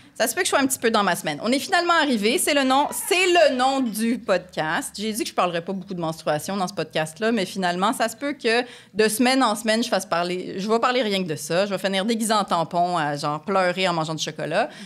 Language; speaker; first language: French; native; French